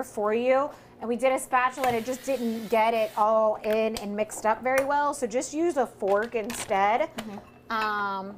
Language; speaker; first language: English; native; English